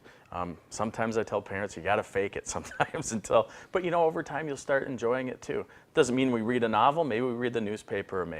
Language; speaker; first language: English; native; English